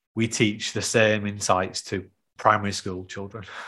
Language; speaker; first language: English; native; English